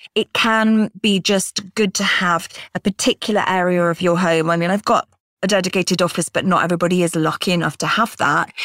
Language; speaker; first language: English; native; English